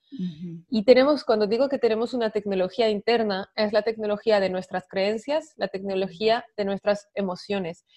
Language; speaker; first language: Spanish; non-native, fluent; French